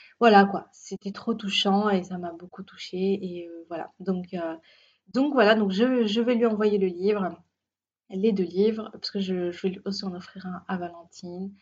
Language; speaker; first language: French; native; French